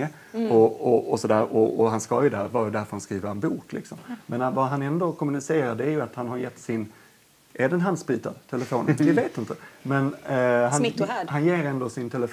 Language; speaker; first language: Swedish; native; Swedish